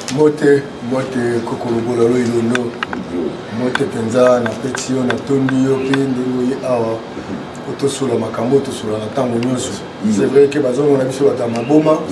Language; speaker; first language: Lingala; non-native, local second language; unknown